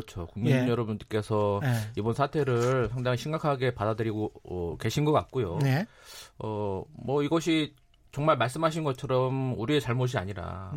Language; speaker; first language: Korean; native; Korean